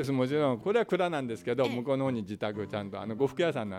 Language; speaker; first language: Japanese; native; Japanese